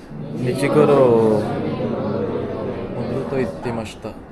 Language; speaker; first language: Japanese; non-native, learner; Sinhala